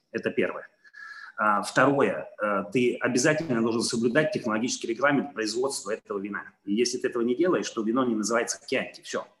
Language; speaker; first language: Russian; non-native, fluent; Italian